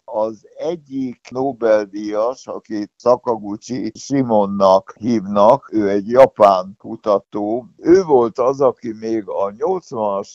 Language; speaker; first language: Hungarian; native; Hungarian